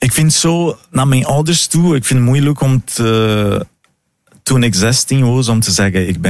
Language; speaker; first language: Dutch; non-native, fluent; Portuguese